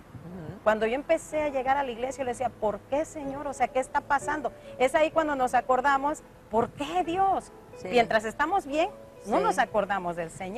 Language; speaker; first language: Spanish; native; Spanish